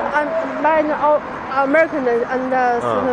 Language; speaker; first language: Japanese; non-native, learner; Chinese